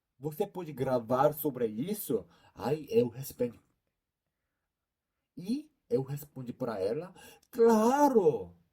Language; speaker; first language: Portuguese; non-native, learner; Korean